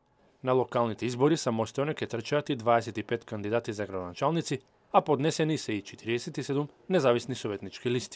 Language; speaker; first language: Macedonian; native; Macedonian